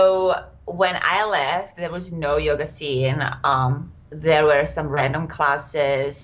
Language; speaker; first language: English; non-native, fluent; Czech